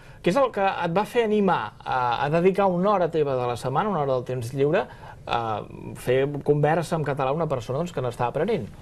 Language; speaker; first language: Catalan; native; Catalan